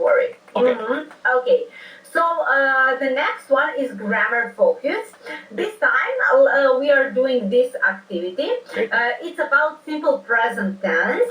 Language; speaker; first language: English; non-native, fluent; Serbian